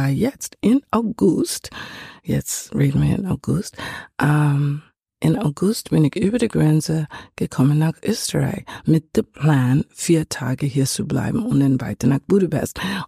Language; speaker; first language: German; non-native, fluent; English